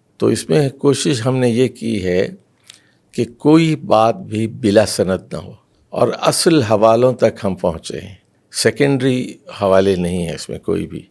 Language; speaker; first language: Urdu; native; Urdu